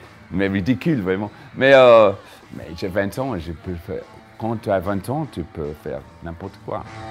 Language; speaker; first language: French; non-native, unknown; English